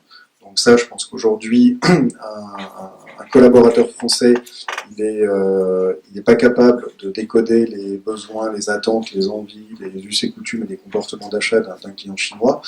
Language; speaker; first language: French; native; French